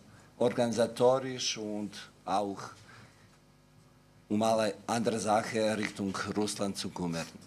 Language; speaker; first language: German; non-native, fluent; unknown